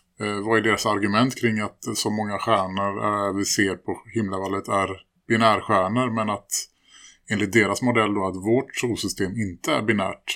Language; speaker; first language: Swedish; native; Swedish